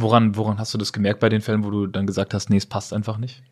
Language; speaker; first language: German; native; German